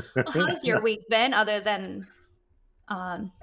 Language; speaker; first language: English; early bilingual, other home language; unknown